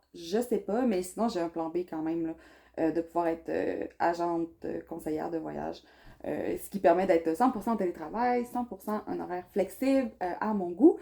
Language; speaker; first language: French; native; French